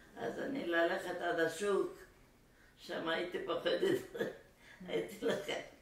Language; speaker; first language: Hebrew; non-native, fluent; Arabic